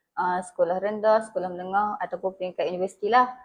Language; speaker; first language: Malay; native; Malay